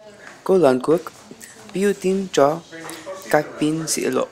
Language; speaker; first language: Vietnamese; non-native, learner; English